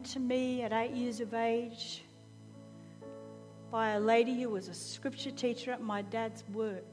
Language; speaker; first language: English; native; English